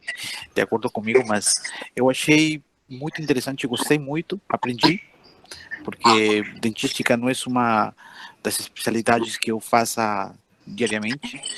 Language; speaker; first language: Portuguese; non-native, fluent; Spanish